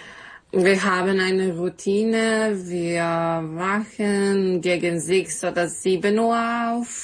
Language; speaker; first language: German; non-native, learner; Serbian